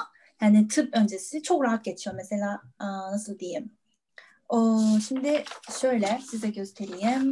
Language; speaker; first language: Turkish; non-native, fluent; Korean